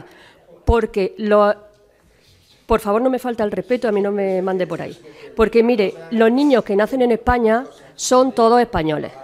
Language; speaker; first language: Spanish; native; Spanish